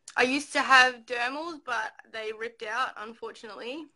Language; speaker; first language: English; native; English